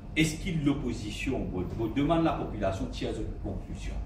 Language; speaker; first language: French; non-native, local second language; Morisyen